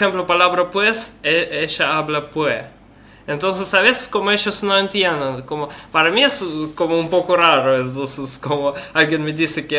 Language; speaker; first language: Spanish; non-native, learner; Russian